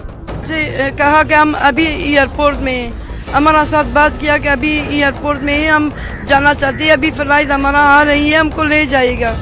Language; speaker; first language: Hindi; non-native, learner; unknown